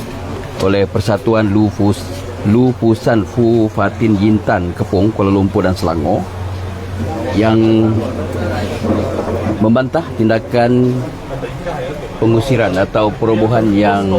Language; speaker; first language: Malay; native; Malay